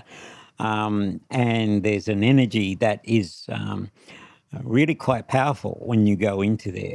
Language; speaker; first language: English; native; English